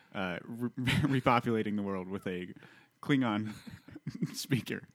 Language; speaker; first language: English; native; English